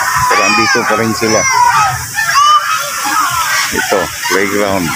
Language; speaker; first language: Filipino; non-native, local second language; Cebuano